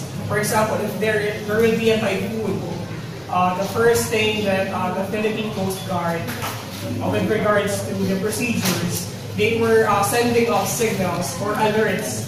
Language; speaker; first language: English; non-native, local second language; Filipino